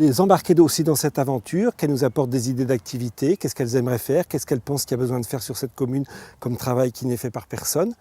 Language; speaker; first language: French; native; French